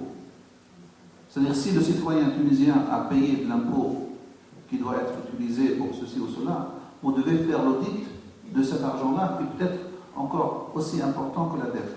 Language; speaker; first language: French; non-native, local second language; Arabic